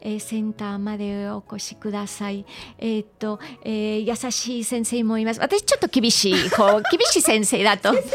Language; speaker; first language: Japanese; non-native, fluent; Catalan